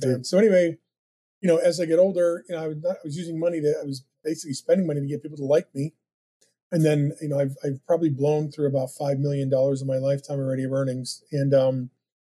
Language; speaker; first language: English; native; English